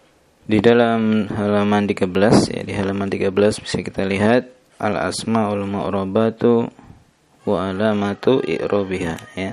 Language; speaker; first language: Indonesian; native; Indonesian